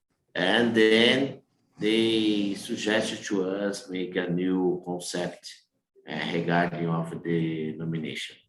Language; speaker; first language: English; non-native, learner; Portuguese